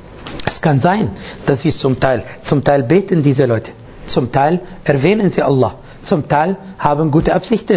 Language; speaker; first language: German; non-native, fluent; Arabic